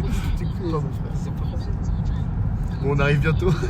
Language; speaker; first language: French; native; French